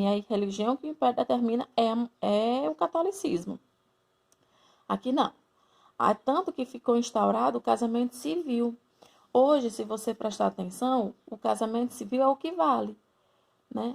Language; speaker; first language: Portuguese; native; Portuguese